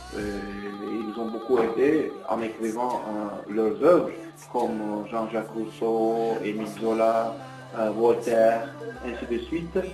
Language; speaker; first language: French; non-native, fluent; Turkish